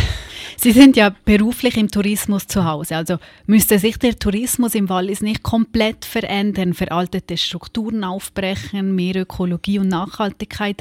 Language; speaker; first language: German; native; German